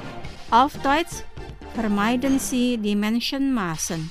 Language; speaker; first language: German; non-native, fluent; Indonesian